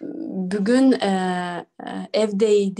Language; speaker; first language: Turkish; non-native, learner; Kyrgyz